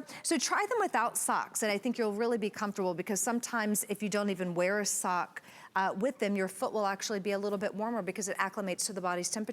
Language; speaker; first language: English; native; English